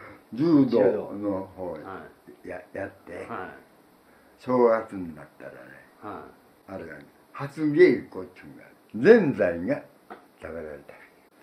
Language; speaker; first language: Japanese; native; Japanese